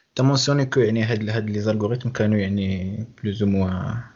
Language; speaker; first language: French; non-native, local second language; Arabic